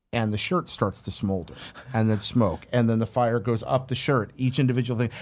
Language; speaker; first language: English; native; English